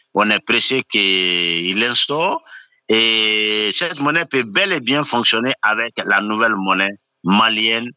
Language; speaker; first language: French; non-native, local second language; Bambara